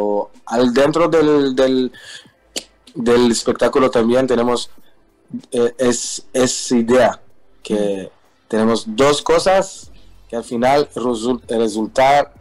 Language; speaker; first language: Spanish; non-native, learner; Hebrew